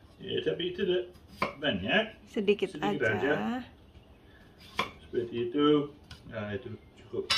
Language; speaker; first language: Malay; non-native, learner; English